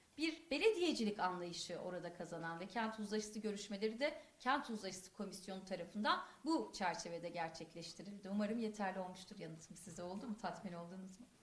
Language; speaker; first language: Turkish; non-native, local second language; Kurdish